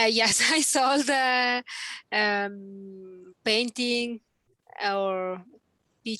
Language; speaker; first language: English; non-native, learner; Italian